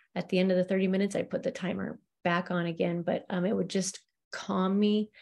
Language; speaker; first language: English; native; English